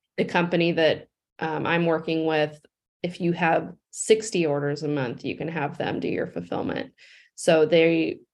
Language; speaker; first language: English; native; English